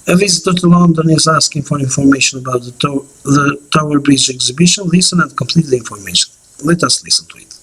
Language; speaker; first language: English; non-native, fluent; Albanian